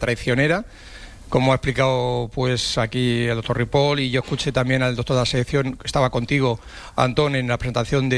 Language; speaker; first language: Spanish; native; Spanish